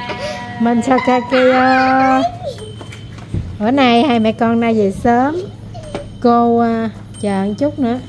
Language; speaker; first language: Vietnamese; early bilingual, heritage; Vietnamese